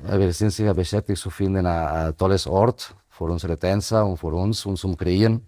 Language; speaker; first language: German; non-native, fluent; Spanish